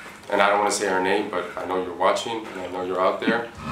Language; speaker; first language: English; early bilingual, other home language; Spanish